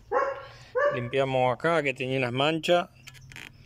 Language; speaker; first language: Spanish; native; Spanish